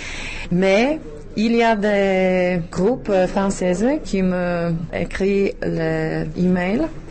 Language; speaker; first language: French; non-native, learner; Czech